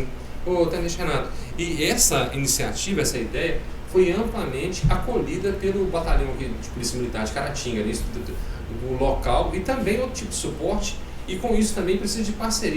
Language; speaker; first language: Portuguese; native; Portuguese